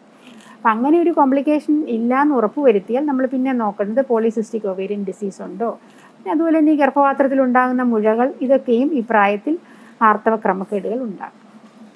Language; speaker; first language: Malayalam; native; Malayalam